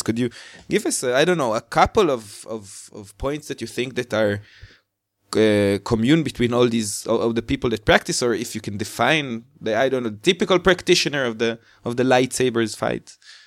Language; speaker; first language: English; non-native, fluent; Hebrew